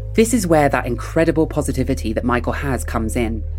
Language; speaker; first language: English; native; English